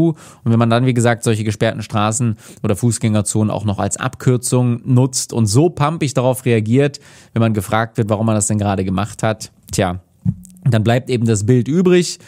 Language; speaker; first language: German; native; German